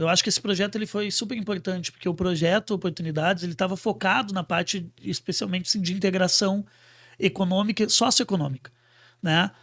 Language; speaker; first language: Portuguese; native; Portuguese